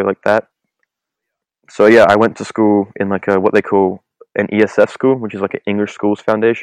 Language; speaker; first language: English; native; English